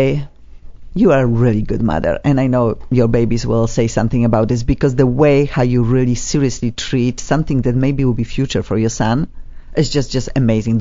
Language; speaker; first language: English; non-native, fluent; Polish